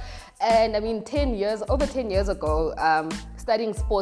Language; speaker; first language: English; non-native, local second language; Zulu